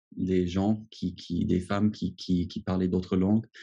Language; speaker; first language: French; non-native, fluent; English